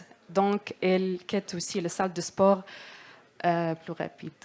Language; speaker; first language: French; non-native, learner; Arabic